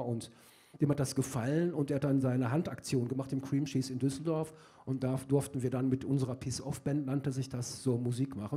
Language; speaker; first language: German; native; German